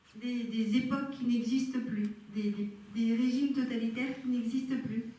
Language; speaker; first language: French; non-native, fluent; Bulgarian